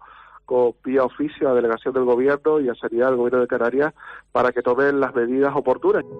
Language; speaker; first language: Spanish; native; Spanish